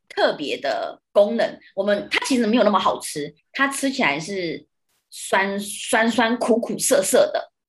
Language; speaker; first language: Chinese; early bilingual, heritage; Chinese